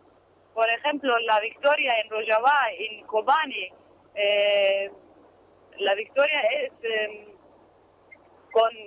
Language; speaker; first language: Spanish; non-native, learner; Kurdish